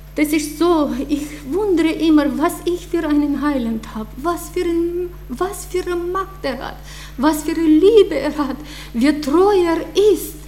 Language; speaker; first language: German; non-native, fluent; Russian